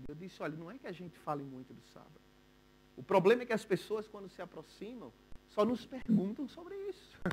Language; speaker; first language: Portuguese; native; Portuguese